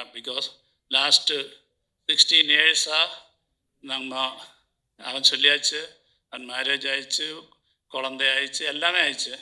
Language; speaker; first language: Tamil; non-native, learner; Malayalam